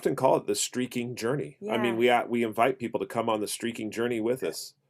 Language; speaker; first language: English; native; English